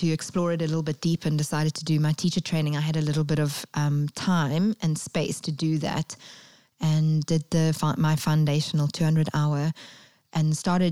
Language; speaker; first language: English; native; English